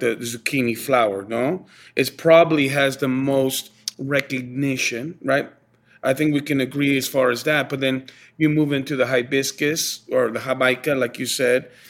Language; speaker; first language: English; early bilingual, other home language; Spanish